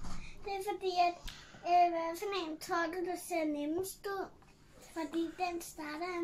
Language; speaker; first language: Danish; native; Danish